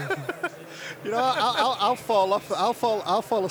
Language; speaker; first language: English; native; English